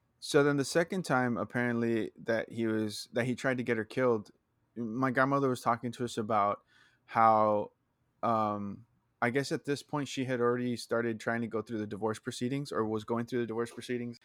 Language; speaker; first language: English; early bilingual, other home language; Spanish